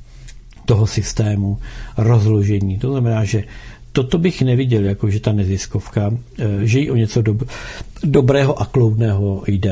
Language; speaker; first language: Czech; native; Czech